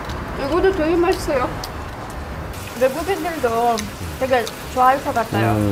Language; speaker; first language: Korean; non-native, fluent; Ukrainian